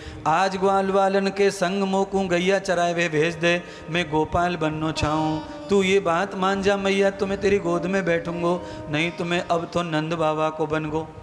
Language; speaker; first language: Hindi; native; Hindi